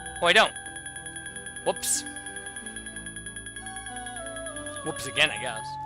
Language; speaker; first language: English; native; English